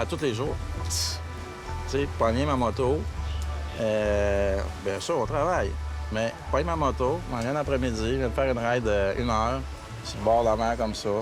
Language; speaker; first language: French; native; French